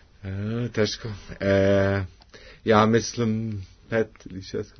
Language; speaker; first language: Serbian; non-native, learner; English